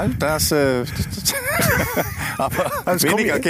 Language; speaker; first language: German; non-native, learner; Danish